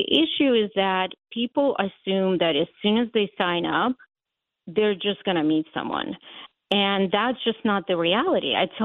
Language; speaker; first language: English; non-native, fluent; Latvian